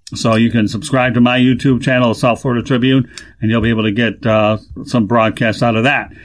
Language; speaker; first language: English; native; English